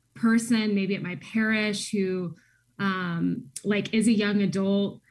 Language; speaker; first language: English; native; English